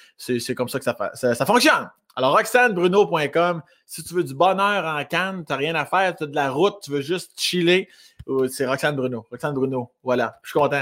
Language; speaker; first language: French; native; French